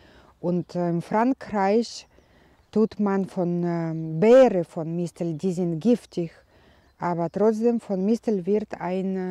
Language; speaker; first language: German; non-native, learner; Russian